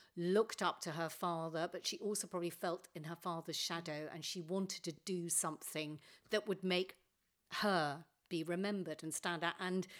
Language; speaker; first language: English; native; English